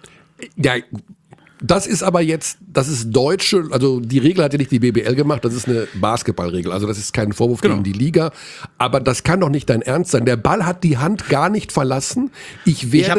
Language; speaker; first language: German; native; German